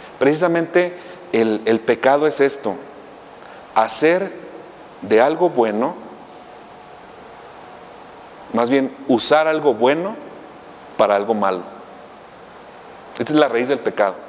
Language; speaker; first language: Spanish; native; Spanish